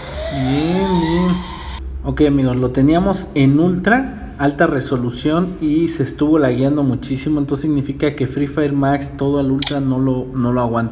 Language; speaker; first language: Spanish; native; Spanish